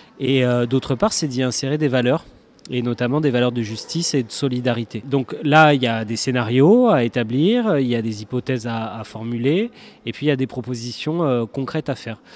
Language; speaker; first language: French; native; French